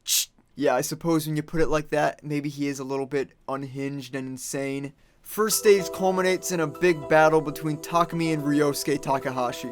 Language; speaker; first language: English; native; English